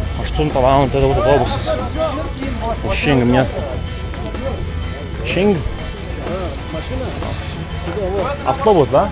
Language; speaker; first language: Russian; non-native, learner; Lithuanian